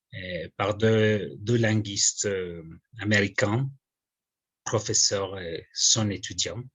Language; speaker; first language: French; non-native, fluent; Spanish